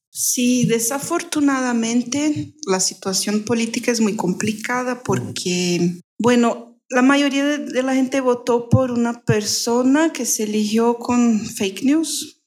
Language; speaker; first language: Spanish; non-native, fluent; Portuguese